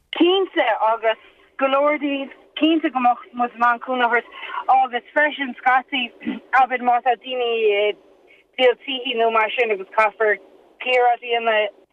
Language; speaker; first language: Irish; native; Irish